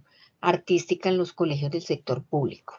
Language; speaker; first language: Spanish; native; Spanish